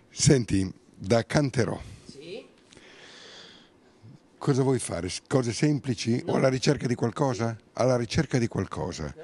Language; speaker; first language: Italian; native; Italian